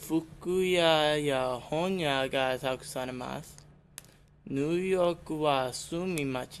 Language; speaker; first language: Japanese; non-native, learner; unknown